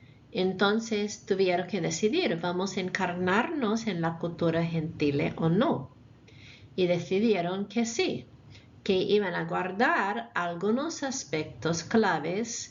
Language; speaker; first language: Spanish; non-native, fluent; English